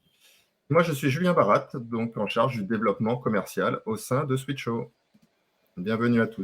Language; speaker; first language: French; native; French